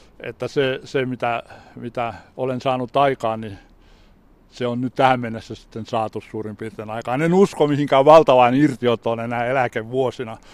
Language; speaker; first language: Finnish; native; Finnish